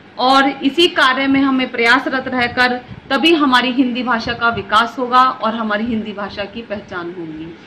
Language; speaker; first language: Hindi; native; Hindi